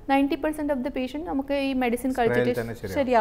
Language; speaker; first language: Malayalam; non-native, fluent; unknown